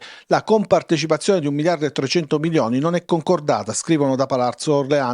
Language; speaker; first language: Italian; native; Italian